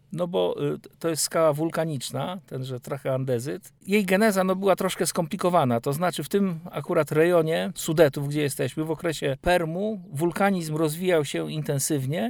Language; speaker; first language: Polish; native; Polish